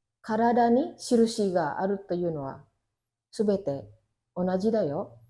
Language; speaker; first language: Japanese; non-native, fluent; Indonesian